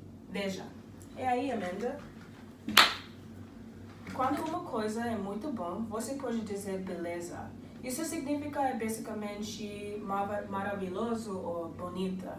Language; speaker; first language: Portuguese; non-native, learner; English